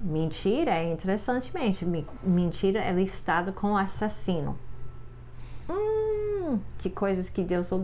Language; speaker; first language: Portuguese; non-native, fluent; English